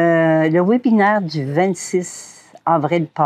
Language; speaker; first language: French; native; French